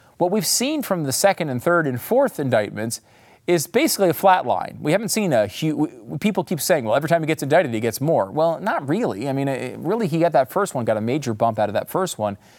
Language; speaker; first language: English; native; English